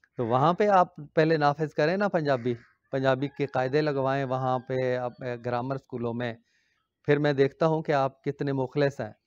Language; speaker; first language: Urdu; non-native, local second language; Punjabi